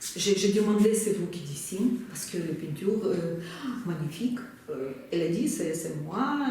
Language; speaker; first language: French; non-native, learner; Russian